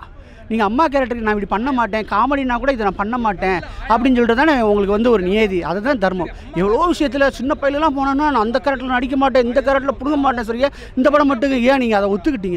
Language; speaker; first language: Tamil; native; Tamil